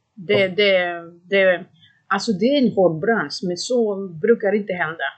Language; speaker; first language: Swedish; non-native, fluent; Greek